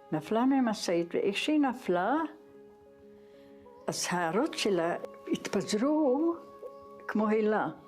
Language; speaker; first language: Hebrew; non-native, fluent; Czech